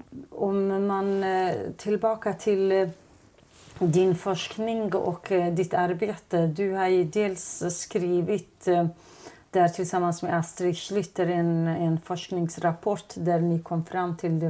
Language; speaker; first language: Swedish; non-native, fluent; Kurdish